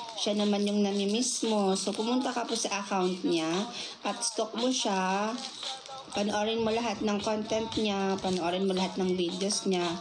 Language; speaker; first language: Filipino; non-native, local second language; Cebuano